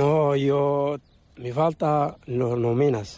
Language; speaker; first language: Spanish; non-native, learner; Arabic